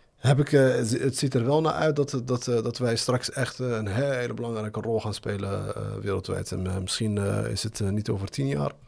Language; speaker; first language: Dutch; early bilingual, other home language; Arabic